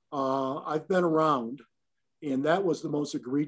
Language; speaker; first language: English; native; English